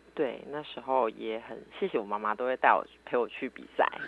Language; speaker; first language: Chinese; native; Chinese